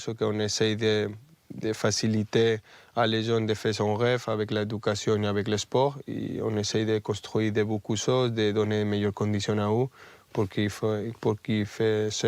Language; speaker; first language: French; non-native, fluent; Spanish